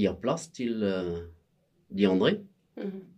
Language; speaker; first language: Norwegian; non-native, fluent; French